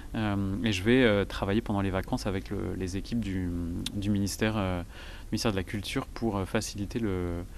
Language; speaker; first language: French; native; French